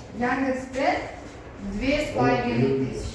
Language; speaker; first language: Russian; native; Russian